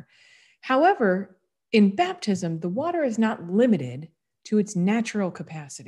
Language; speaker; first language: English; native; English